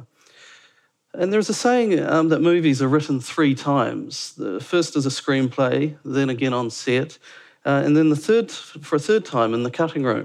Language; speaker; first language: English; native; English